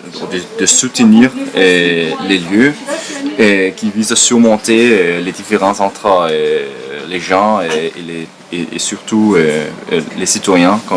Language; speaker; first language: French; non-native, fluent; Danish